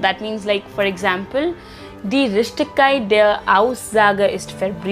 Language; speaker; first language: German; non-native, fluent; Hindi